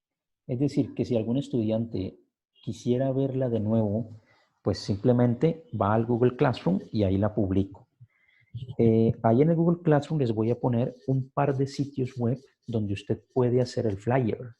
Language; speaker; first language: Spanish; native; Spanish